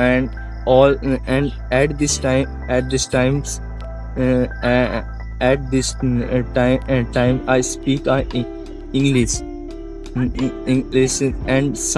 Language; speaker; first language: English; non-native, learner; Hindi